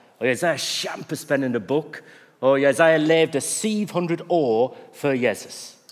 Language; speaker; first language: Norwegian; non-native, fluent; English